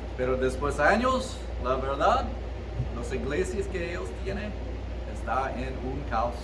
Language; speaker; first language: Spanish; early bilingual, heritage; Spanish